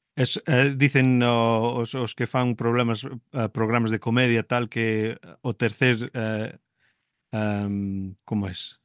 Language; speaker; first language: Galician; early bilingual, heritage; Galician